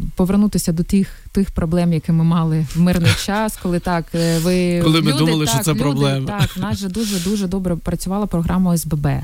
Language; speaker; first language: Ukrainian; non-native, local second language; Russian